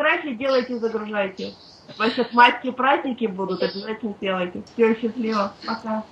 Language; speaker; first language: Russian; native; Russian